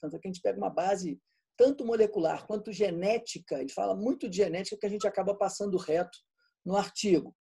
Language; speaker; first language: Portuguese; native; Portuguese